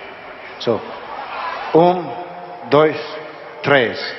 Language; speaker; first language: Portuguese; non-native, learner; English